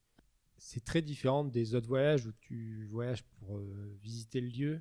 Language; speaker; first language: French; native; French